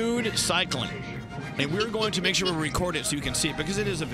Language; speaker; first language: English; native; English